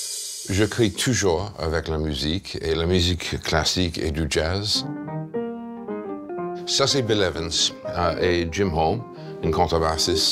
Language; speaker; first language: French; non-native, fluent; English